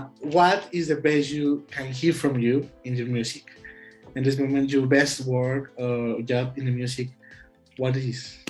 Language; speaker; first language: English; non-native, learner; Spanish